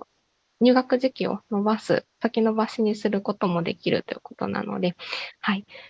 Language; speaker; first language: Japanese; native; Japanese